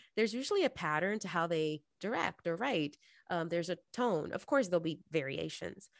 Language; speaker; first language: English; native; English